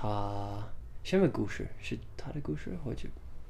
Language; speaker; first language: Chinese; non-native, learner; English